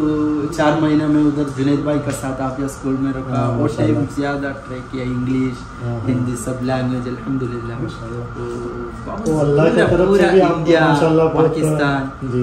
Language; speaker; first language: Hindi; non-native, local second language; Malayalam